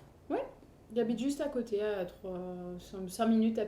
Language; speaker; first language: French; native; French